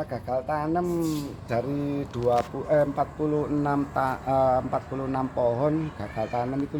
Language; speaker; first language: Indonesian; non-native, local second language; Javanese